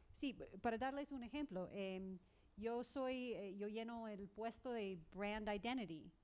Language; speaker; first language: Spanish; early bilingual, heritage; Spanish